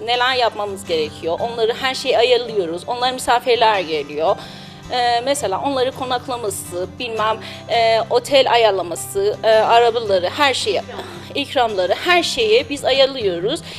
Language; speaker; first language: Turkish; non-native, learner; Persian